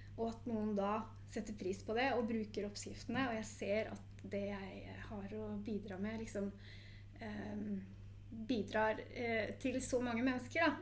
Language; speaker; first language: Norwegian; native; Norwegian